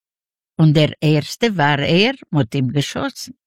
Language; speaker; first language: German; non-native, learner; Yiddish